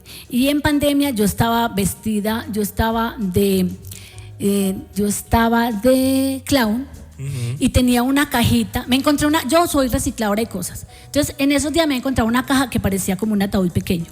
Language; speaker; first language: Spanish; native; Spanish